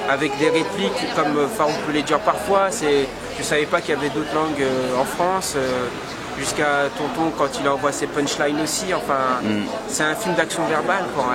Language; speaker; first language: French; native; French